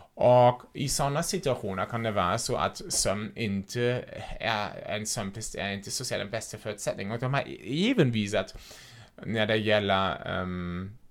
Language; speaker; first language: Swedish; non-native, fluent; German